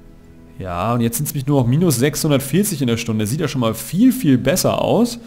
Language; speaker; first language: German; native; German